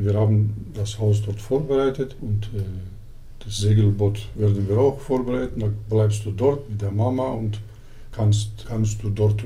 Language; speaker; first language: German; early bilingual, other home language; Turkish